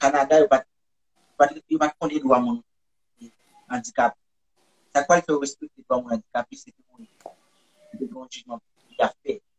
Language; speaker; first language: French; non-native, local second language; Haitian Creole